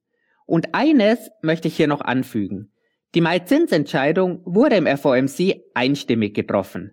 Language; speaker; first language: German; native; German